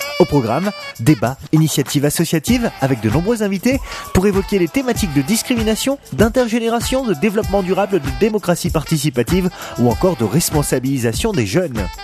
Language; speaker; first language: French; native; French